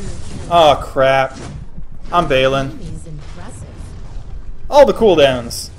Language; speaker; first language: English; native; English